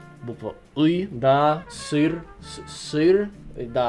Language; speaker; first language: Russian; non-native, learner; English